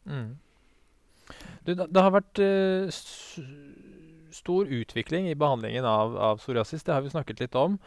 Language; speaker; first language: Norwegian; native; Norwegian